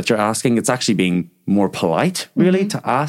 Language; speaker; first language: English; native; English